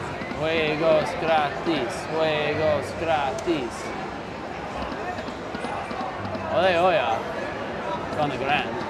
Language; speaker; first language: Spanish; non-native, learner; English